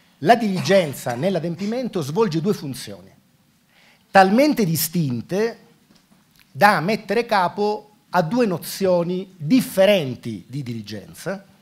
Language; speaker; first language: Italian; native; Italian